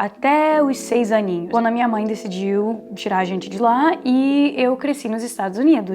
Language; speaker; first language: Portuguese; early bilingual, heritage; Portuguese